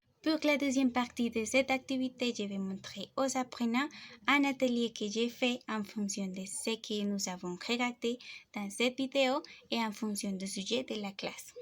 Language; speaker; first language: French; non-native, fluent; Spanish